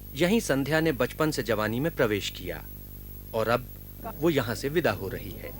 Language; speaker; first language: Hindi; native; Hindi